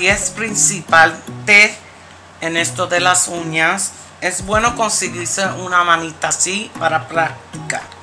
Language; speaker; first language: Spanish; early bilingual, heritage; Spanish